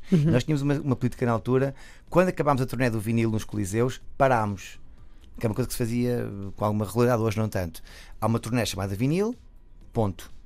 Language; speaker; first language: Portuguese; native; Portuguese